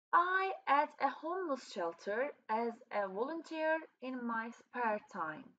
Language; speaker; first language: English; non-native, fluent; Turkish